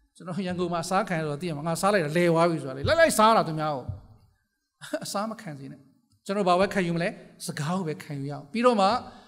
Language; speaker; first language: Burmese; native; Burmese